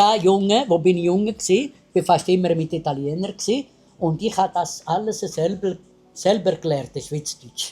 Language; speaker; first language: German; non-native, learner; Italian